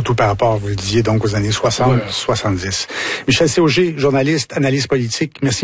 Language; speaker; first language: French; native; French